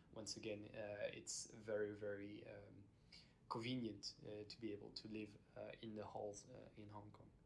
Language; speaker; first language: English; non-native, fluent; French